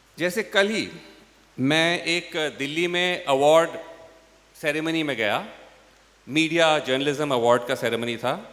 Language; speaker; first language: Hindi; non-native, local second language; English